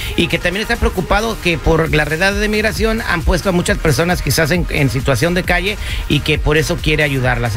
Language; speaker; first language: Spanish; early bilingual, heritage; Spanish